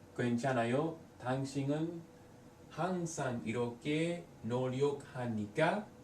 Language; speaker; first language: Korean; non-native, learner; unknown